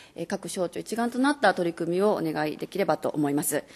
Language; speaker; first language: Japanese; native; Japanese